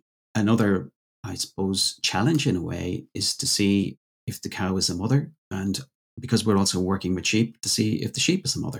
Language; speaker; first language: English; native; English